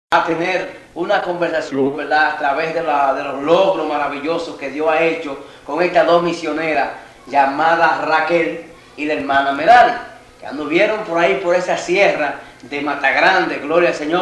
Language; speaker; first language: Spanish; native; Spanish